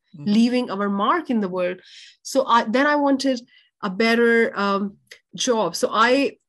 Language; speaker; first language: English; non-native, local second language; Urdu